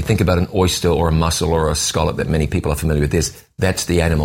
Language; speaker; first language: English; native; English